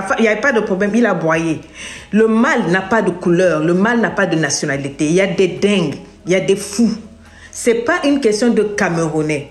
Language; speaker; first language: French; non-native, local second language; Lingala